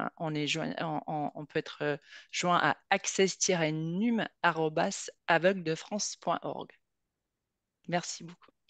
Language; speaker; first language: French; native; French